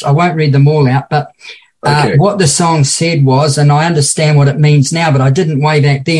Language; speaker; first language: English; native; English